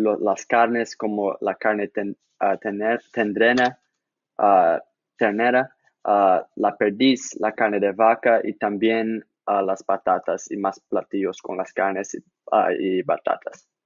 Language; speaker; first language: Spanish; non-native, learner; English